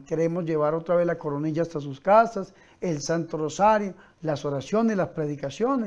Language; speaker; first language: Spanish; native; Spanish